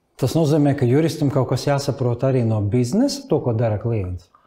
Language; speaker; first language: Latvian; native; Latvian